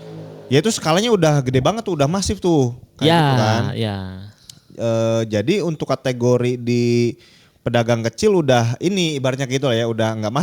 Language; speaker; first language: Indonesian; native; Indonesian